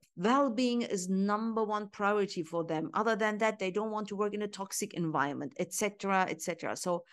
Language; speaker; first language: English; non-native, fluent; Turkish